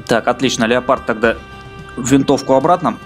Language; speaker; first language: Russian; native; Russian